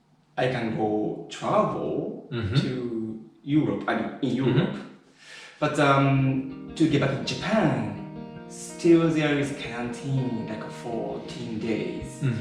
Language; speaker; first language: English; non-native, learner; Japanese